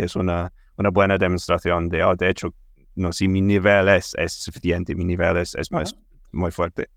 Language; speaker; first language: Spanish; non-native, fluent; English